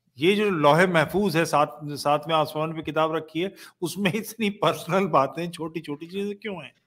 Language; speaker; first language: Hindi; native; Hindi